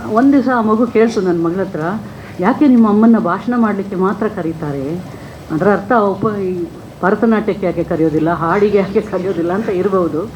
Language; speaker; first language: Kannada; native; Kannada